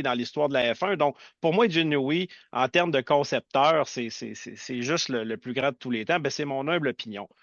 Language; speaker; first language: French; native; French